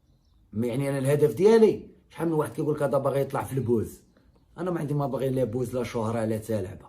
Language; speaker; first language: Arabic; native; Arabic